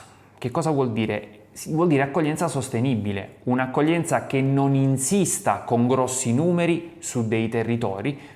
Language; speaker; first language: Italian; native; Italian